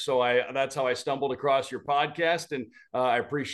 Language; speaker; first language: English; native; English